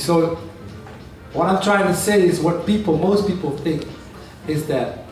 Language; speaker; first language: English; non-native, fluent; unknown